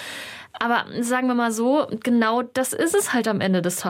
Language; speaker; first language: German; native; German